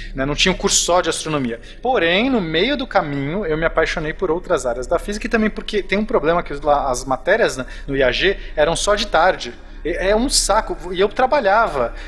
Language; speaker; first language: Portuguese; native; Portuguese